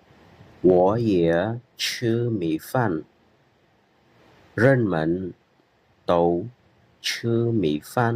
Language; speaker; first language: Chinese; non-native, fluent; Khmer